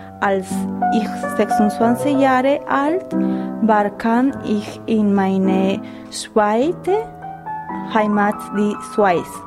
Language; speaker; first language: German; non-native, learner; Spanish